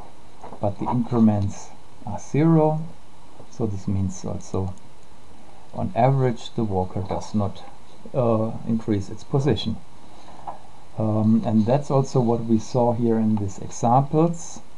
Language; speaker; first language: English; non-native, fluent; German